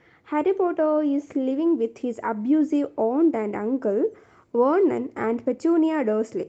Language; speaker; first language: English; non-native, local second language; Malayalam